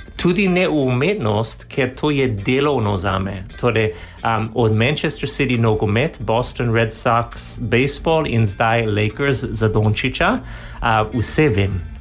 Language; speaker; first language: Slovenian; non-native, fluent; English